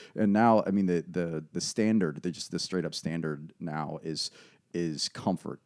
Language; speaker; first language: English; native; English